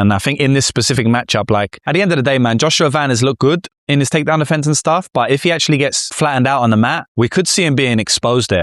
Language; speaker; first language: English; native; English